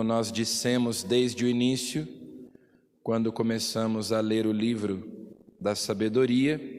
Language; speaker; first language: Portuguese; native; Portuguese